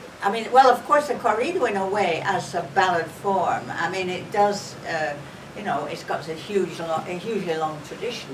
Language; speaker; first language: English; native; English